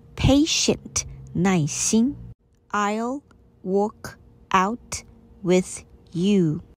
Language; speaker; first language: English; non-native, fluent; Chinese